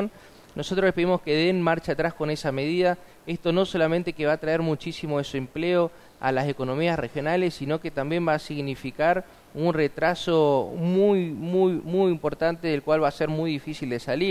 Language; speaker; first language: Spanish; native; Spanish